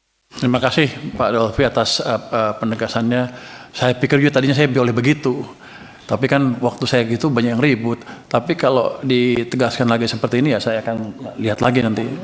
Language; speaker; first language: Indonesian; native; Indonesian